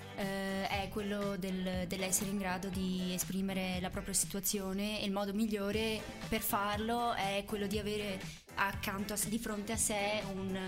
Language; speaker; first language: Italian; early bilingual, other home language; Arabic